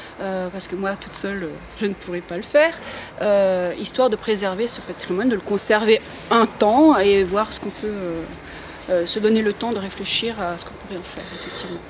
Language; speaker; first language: French; native; French